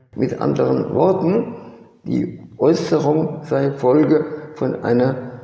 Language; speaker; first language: German; early bilingual, other home language; French